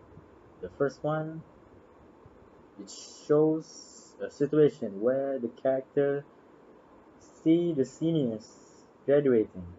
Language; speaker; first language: English; non-native, local second language; Malay